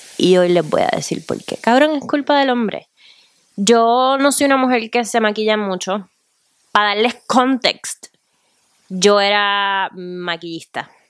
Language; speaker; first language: Spanish; native; Spanish